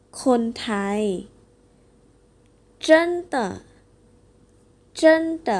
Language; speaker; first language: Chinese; non-native, fluent; Thai